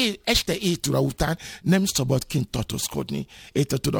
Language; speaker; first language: Hungarian; non-native, fluent; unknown